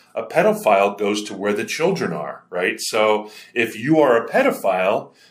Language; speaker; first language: English; native; English